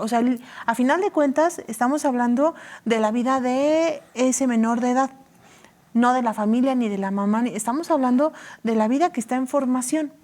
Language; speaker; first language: Spanish; native; Spanish